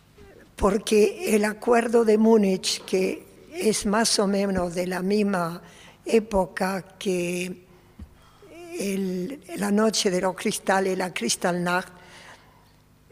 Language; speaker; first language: Spanish; early bilingual, other home language; Polish